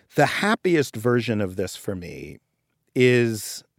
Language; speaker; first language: English; native; English